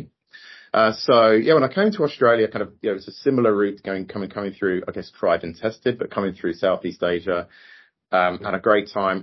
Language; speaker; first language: English; native; English